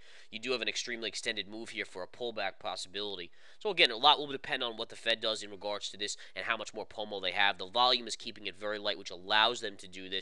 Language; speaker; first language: English; native; English